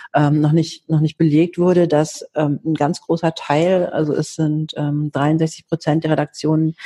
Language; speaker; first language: German; early bilingual, heritage; Greek